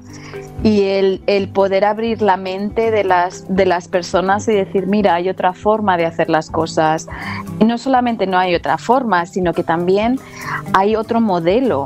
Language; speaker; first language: Spanish; native; Spanish